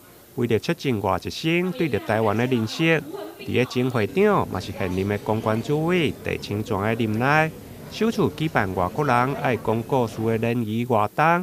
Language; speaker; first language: Chinese; native; Chinese